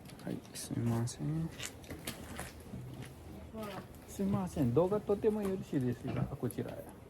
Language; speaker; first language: Japanese; non-native, learner; Nepali